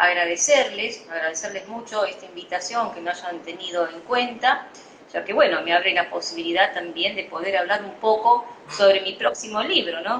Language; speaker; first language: Spanish; native; Spanish